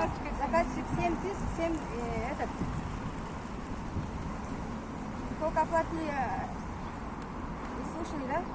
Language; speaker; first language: Russian; non-native, learner; Kyrgyz